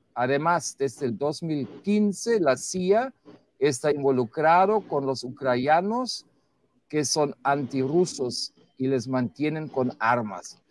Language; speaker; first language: Spanish; non-native, fluent; German